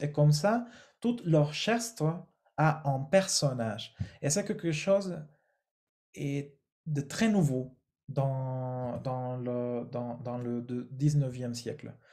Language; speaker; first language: French; non-native, fluent; Spanish